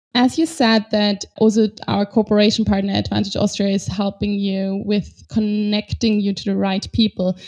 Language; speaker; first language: English; non-native, fluent; German